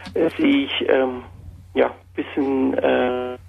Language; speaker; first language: German; non-native, fluent; Turkish